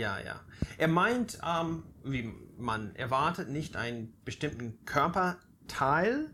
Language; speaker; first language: German; non-native, fluent; English